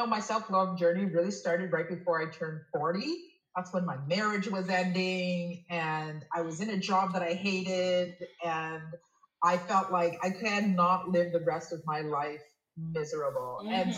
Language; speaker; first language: English; native; English